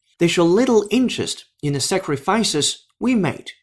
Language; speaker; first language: English; non-native, fluent; Chinese